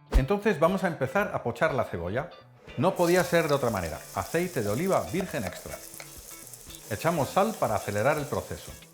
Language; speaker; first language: Spanish; non-native, fluent; Dutch